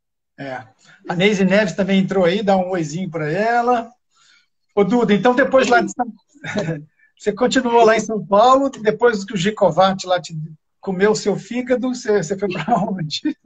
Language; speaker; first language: Portuguese; native; Portuguese